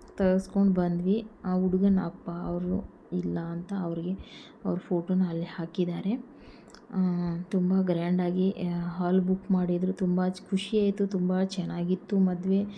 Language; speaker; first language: Kannada; non-native, local second language; Lambadi